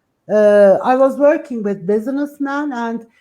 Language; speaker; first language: English; non-native, fluent; Turkish